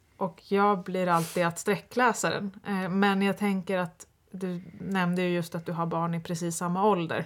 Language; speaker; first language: Swedish; native; Swedish